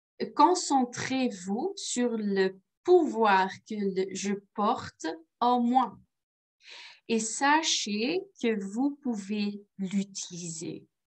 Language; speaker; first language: French; non-native, fluent; Dutch